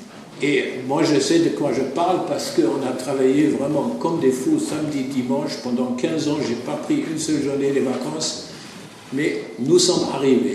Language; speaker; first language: French; non-native, fluent; German